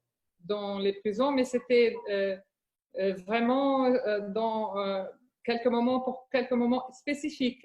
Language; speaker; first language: French; non-native, fluent; Portuguese